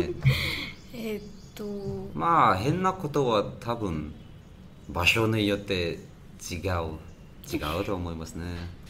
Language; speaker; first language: Japanese; non-native, learner; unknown